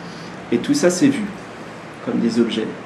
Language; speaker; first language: French; native; French